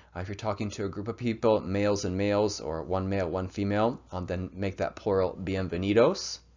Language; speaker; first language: English; native; English